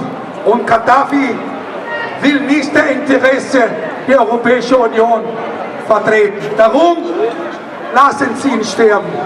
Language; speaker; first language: German; non-native, learner; Arabic